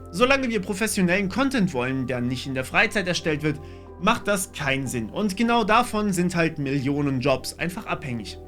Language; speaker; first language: German; native; German